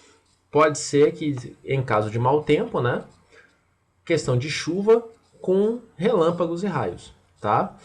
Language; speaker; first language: Portuguese; native; Portuguese